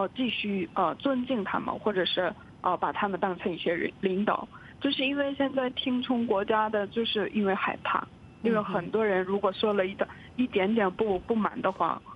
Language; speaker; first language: Chinese; non-native, fluent; Korean